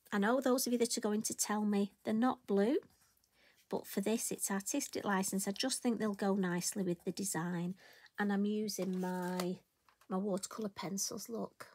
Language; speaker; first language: English; native; English